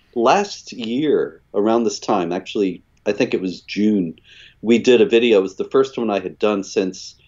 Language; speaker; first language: English; native; English